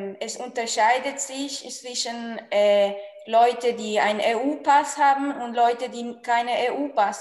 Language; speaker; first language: German; non-native, fluent; Spanish